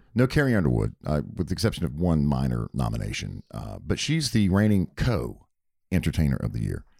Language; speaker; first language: English; native; English